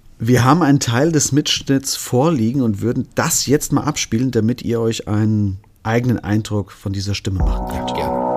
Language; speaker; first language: German; native; German